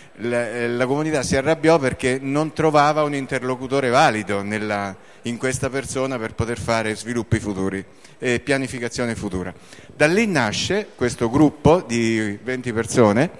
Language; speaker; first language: Italian; native; Italian